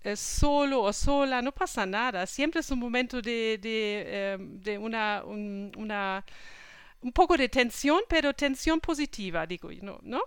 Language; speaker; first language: Spanish; non-native, fluent; German